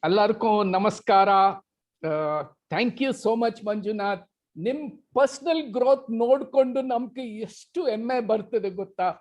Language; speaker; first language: Kannada; non-native, local second language; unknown